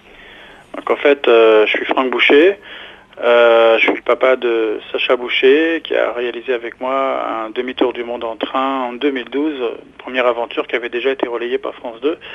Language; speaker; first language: French; native; French